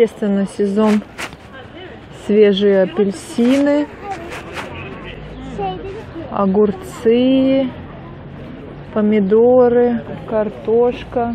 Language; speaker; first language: Russian; native; Russian